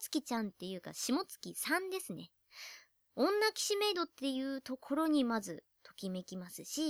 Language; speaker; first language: Japanese; native; Japanese